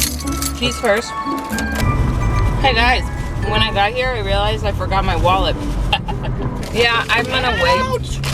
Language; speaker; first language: English; native; English